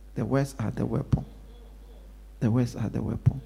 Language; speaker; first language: English; non-native, local second language; Akan